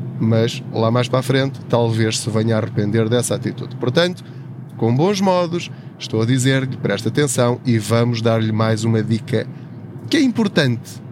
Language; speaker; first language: Portuguese; native; Portuguese